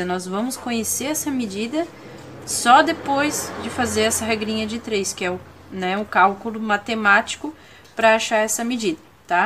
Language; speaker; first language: Portuguese; native; Portuguese